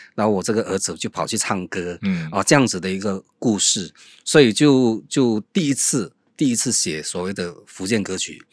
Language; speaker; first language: Chinese; non-native, local second language; Min Nan Chinese